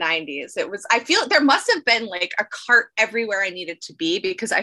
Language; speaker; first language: English; native; English